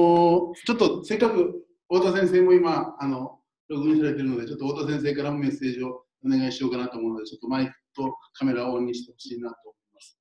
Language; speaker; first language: Japanese; native; Japanese